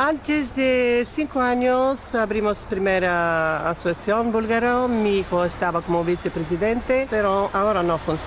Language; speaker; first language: Spanish; non-native, learner; Bulgarian